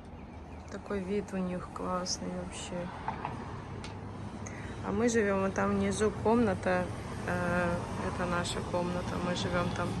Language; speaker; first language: Russian; native; Russian